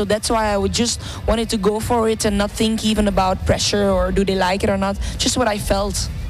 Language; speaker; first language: English; non-native, fluent; Dutch